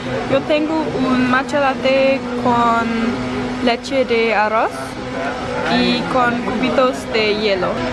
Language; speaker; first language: Spanish; non-native, learner; German